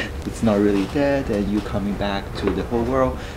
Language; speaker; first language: English; non-native, fluent; Chinese